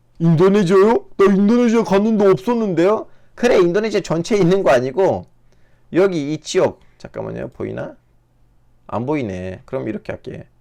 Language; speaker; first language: Korean; native; Korean